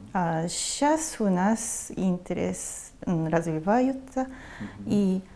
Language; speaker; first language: Russian; non-native, fluent; Japanese